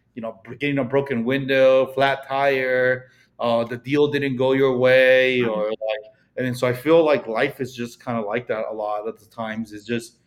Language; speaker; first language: English; early bilingual, other home language; Spanish